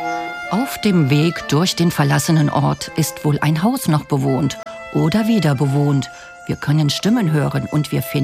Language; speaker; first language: German; native; German